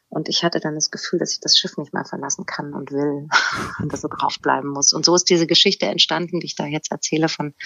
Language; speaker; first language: German; native; German